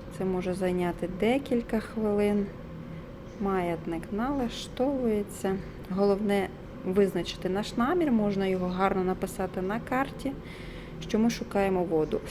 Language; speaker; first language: Ukrainian; non-native, local second language; Russian